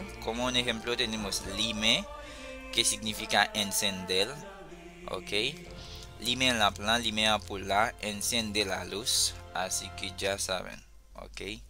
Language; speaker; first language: Spanish; non-native, fluent; Haitian Creole